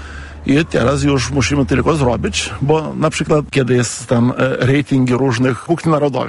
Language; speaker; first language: Polish; non-native, fluent; Lithuanian